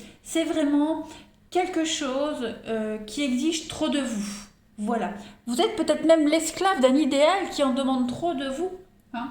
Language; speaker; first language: French; native; French